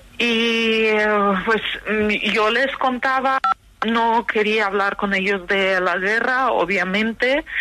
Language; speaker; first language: Spanish; non-native, fluent; Ukrainian